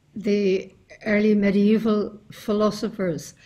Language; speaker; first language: English; native; English